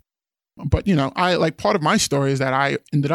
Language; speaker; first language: English; native; English